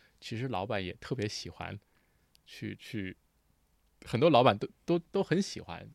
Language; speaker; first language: Chinese; early bilingual, heritage; Chinese